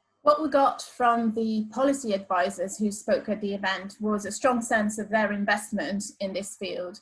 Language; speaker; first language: English; native; English